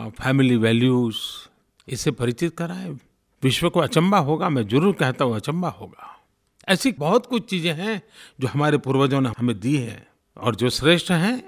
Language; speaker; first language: Hindi; non-native, local second language; Gujarati